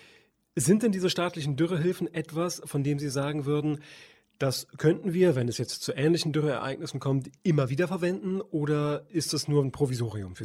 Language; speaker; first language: German; native; German